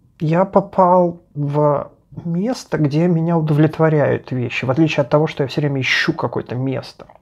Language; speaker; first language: Russian; native; Russian